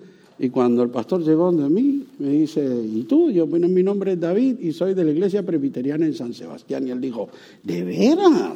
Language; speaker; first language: Spanish; native; Spanish